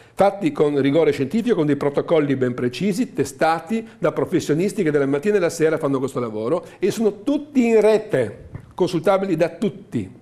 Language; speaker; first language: Italian; native; Italian